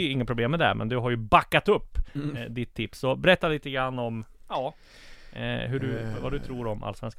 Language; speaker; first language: Swedish; native; Swedish